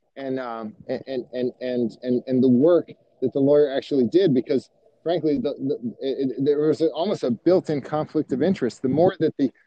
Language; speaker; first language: English; native; English